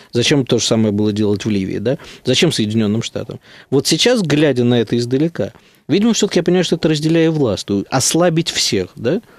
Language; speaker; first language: Russian; native; Russian